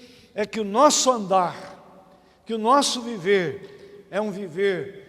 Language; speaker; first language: Portuguese; native; Portuguese